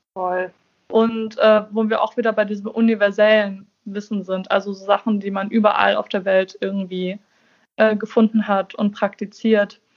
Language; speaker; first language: German; early bilingual, other home language; Persian